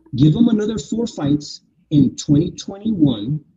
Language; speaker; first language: English; native; English